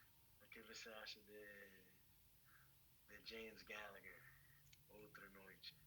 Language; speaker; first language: Portuguese; non-native, fluent; English